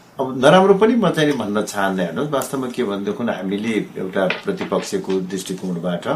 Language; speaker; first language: Nepali; native; Nepali